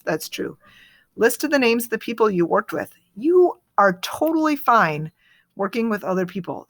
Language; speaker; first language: English; native; English